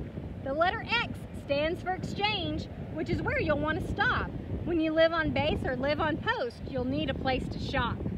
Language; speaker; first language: English; native; English